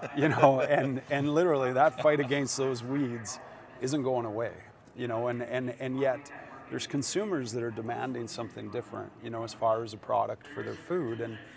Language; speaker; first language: English; native; English